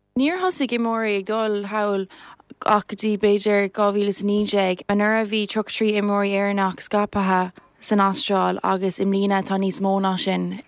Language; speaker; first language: Irish; non-native, local second language; English